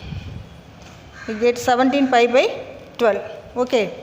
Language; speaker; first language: English; non-native, local second language; Tamil